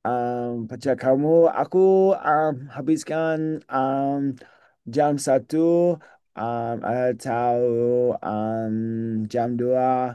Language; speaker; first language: Indonesian; non-native, learner; English